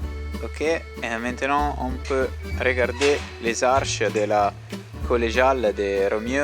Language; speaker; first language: French; non-native, learner; Italian